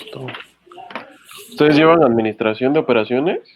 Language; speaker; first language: Spanish; native; Spanish